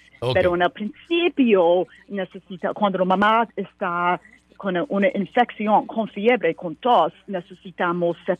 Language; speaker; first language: Spanish; non-native, learner; English